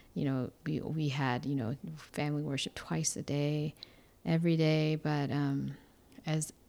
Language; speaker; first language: English; non-native, fluent; Korean